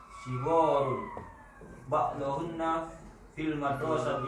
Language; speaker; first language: Arabic; non-native, learner; Indonesian